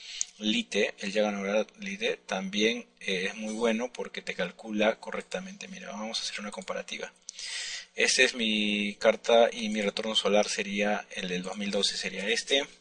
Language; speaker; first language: Spanish; native; Spanish